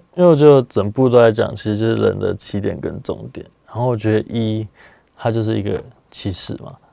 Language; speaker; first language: Chinese; native; Chinese